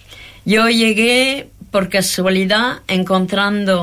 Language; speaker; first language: Spanish; non-native, fluent; French